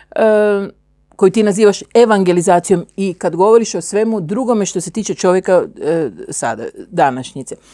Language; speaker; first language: Croatian; native; Croatian